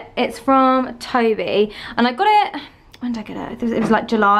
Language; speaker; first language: English; native; English